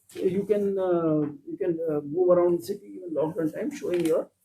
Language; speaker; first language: English; non-native, local second language; Kannada